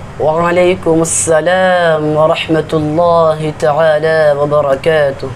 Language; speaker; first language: Arabic; non-native, learner; Urdu